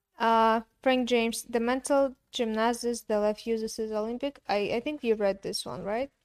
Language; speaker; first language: English; non-native, fluent; Russian